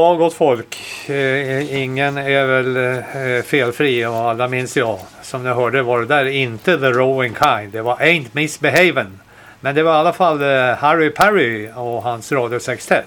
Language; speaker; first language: Swedish; native; Swedish